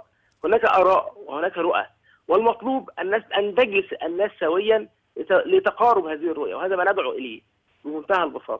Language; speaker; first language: Arabic; native; Arabic